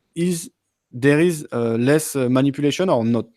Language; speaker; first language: English; non-native, learner; French